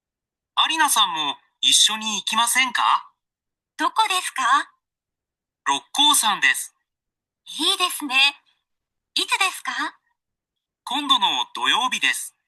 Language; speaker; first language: Japanese; non-native, learner; Sinhala